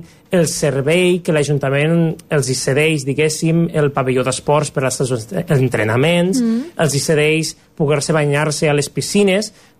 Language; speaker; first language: Catalan; native; Catalan